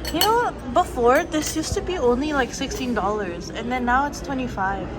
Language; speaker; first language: English; non-native, local second language; Filipino